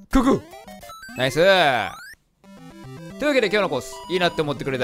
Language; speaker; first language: Japanese; native; Japanese